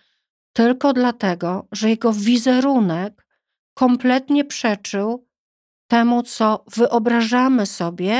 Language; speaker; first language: Polish; native; Polish